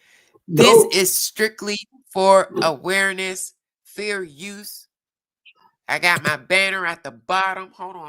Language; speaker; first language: English; native; English